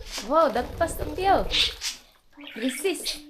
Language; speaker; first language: Dutch; non-native, fluent; Cebuano